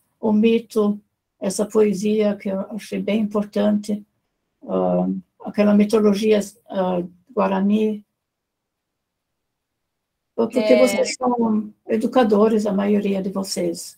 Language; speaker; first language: Portuguese; non-native, fluent; German